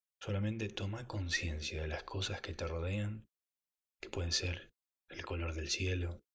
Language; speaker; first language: Spanish; native; Spanish